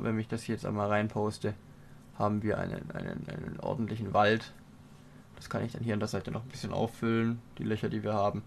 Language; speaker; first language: German; native; German